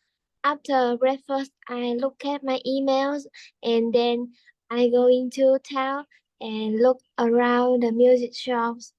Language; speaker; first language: English; non-native, learner; Vietnamese